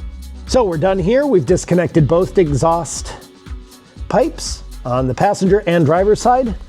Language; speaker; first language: English; native; English